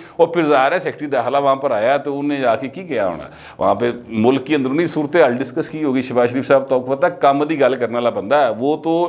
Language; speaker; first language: Urdu; non-native, local second language; Punjabi